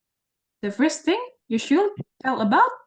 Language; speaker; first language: English; non-native, learner; Indonesian